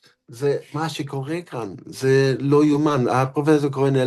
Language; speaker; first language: Hebrew; non-native, fluent; English